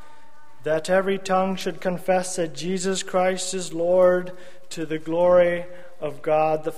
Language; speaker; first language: English; native; English